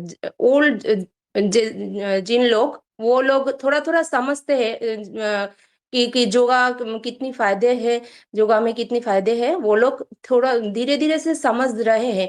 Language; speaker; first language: Hindi; non-native, local second language; Bangla